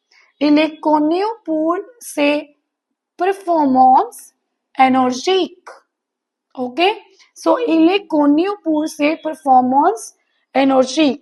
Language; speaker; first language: French; non-native, fluent; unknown